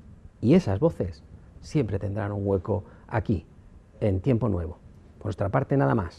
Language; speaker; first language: Spanish; native; Spanish